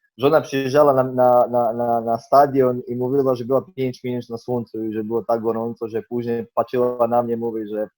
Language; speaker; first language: Polish; non-native, fluent; Croatian